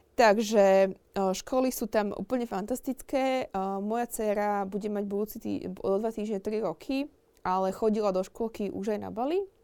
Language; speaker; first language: Slovak; native; Slovak